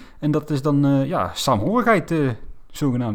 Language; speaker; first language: Dutch; native; Dutch